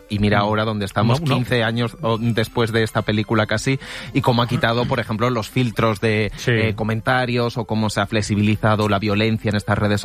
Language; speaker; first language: Spanish; native; Spanish